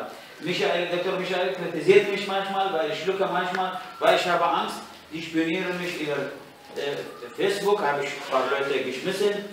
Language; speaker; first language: German; non-native, fluent; Arabic